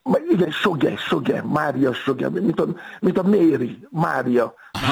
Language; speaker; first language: Hungarian; non-native, fluent; Yoruba